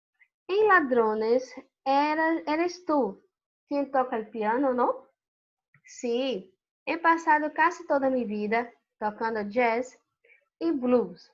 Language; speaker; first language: Spanish; non-native, fluent; Portuguese